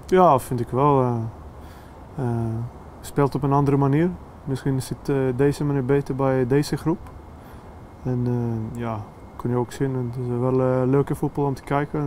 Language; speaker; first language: Dutch; non-native, fluent; Swedish